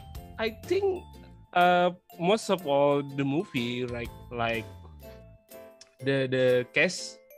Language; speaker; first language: English; non-native, learner; Indonesian